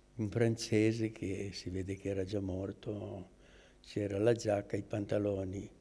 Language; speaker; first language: Italian; native; Italian